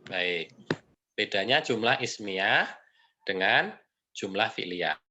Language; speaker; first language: Indonesian; native; Indonesian